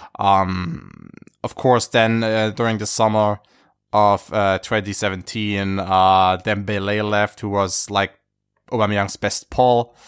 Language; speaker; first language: English; non-native, fluent; German